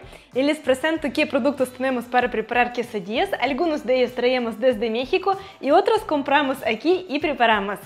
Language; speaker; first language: Spanish; non-native, fluent; Russian